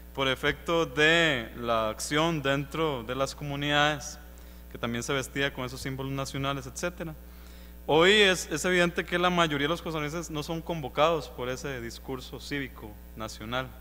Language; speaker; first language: Spanish; native; Spanish